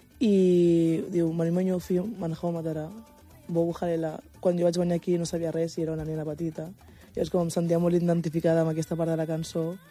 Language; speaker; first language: Catalan; early bilingual, other home language; Wolof